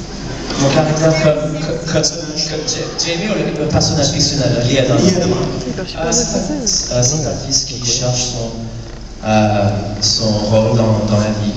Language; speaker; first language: French; non-native, fluent; English